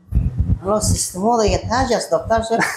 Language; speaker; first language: Persian; non-native, local second language; Hazaragi